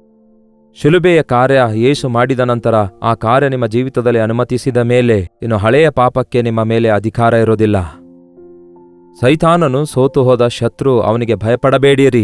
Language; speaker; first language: Kannada; native; Kannada